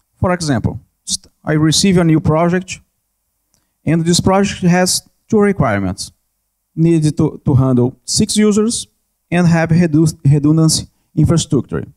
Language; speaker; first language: English; non-native, learner; Portuguese